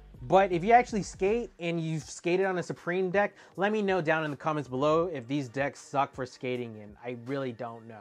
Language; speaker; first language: English; native; English